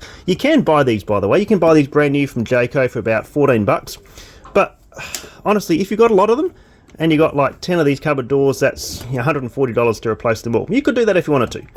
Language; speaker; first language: English; native; English